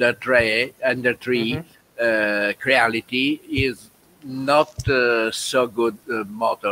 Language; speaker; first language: English; non-native, learner; Italian